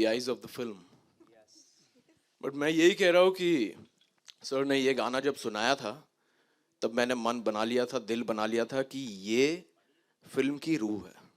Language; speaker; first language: Hindi; native; Hindi